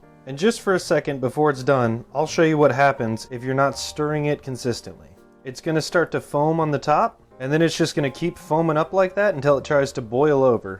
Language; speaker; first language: English; native; English